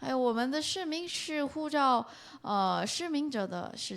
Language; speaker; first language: Chinese; non-native, fluent; Korean